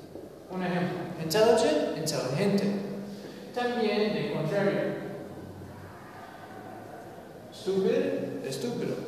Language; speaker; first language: Spanish; non-native, learner; English